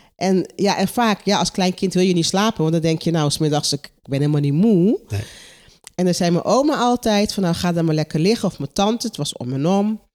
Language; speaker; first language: Dutch; non-native, local second language; Papiamento